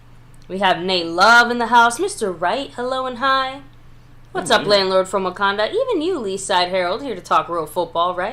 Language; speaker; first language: English; native; English